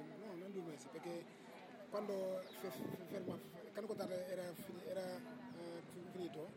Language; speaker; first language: Italian; non-native, learner; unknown